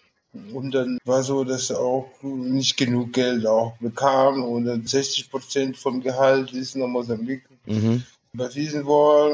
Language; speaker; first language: German; non-native, fluent; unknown